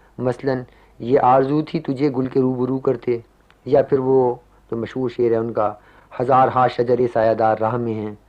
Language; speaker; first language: Urdu; native; Urdu